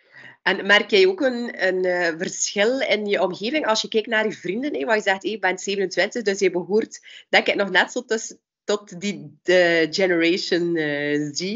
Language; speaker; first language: Dutch; native; Dutch